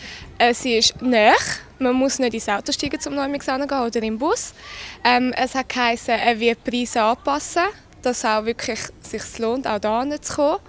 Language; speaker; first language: German; native; German